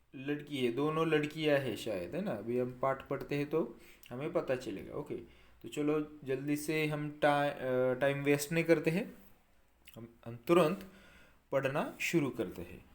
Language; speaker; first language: Hindi; non-native, local second language; Marathi